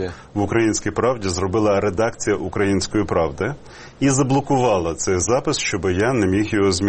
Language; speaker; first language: Ukrainian; native; Ukrainian